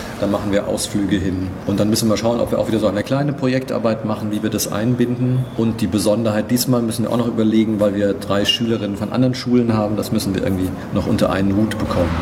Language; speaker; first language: German; native; German